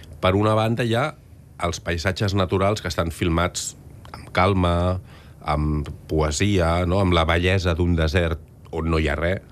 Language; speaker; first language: Catalan; native; Catalan